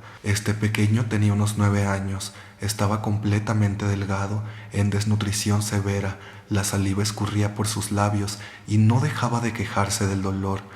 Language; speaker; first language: Spanish; native; Spanish